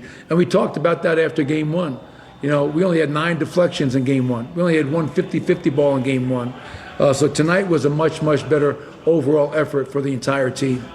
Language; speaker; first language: English; native; English